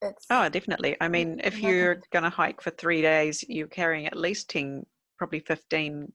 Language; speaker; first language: English; native; English